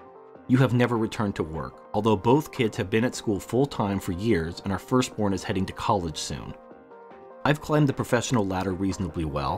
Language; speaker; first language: English; native; English